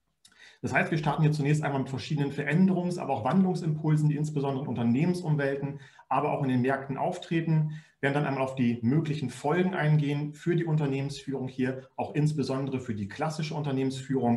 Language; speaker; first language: German; native; German